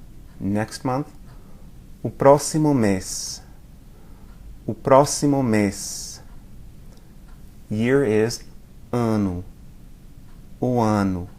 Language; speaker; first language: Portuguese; non-native, fluent; English